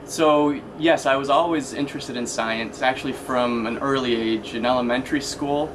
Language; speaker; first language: English; native; English